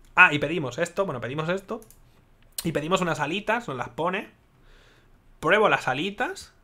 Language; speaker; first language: Spanish; native; Spanish